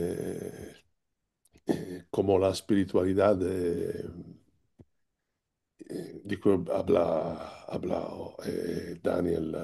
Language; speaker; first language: Spanish; non-native, learner; Italian